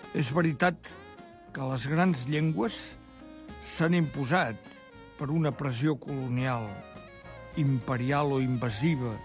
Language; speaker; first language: Catalan; native; Catalan